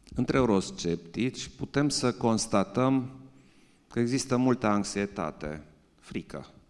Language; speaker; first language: Romanian; non-native, local second language; German